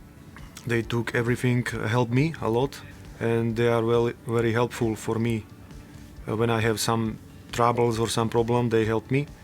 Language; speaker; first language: English; non-native, learner; Slovak